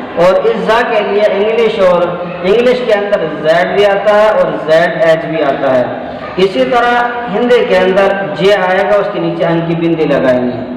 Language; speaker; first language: Urdu; native; Urdu